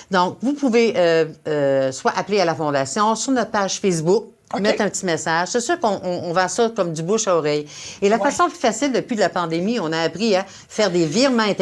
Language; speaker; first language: French; native; French